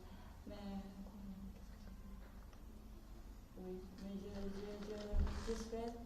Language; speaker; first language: French; non-native, fluent; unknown